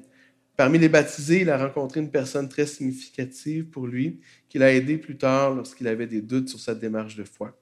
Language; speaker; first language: French; native; French